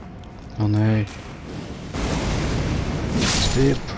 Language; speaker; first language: German; native; German